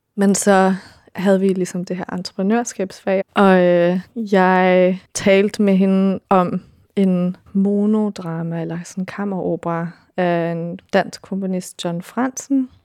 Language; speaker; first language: Danish; early bilingual, other home language; English